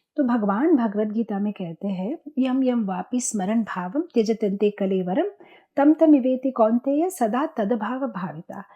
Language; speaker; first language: Hindi; non-native, local second language; Gujarati